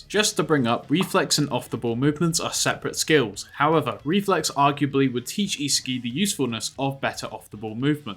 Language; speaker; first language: English; native; English